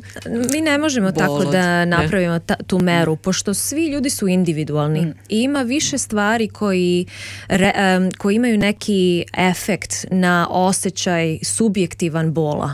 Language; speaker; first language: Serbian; early bilingual, heritage; Serbian